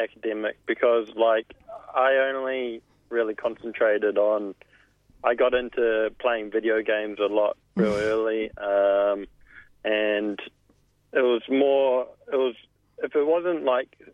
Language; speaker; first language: English; native; English